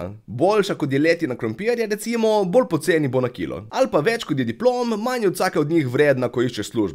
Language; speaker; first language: Slovenian; native; Slovenian